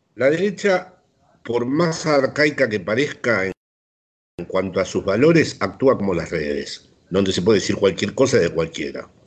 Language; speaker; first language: Spanish; native; Spanish